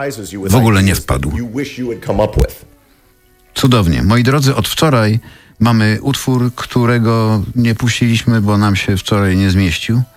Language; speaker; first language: Polish; native; Polish